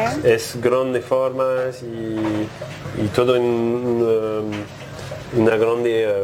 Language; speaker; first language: Spanish; non-native, learner; French